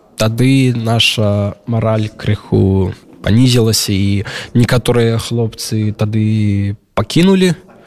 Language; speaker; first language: Belarusian; native; Belarusian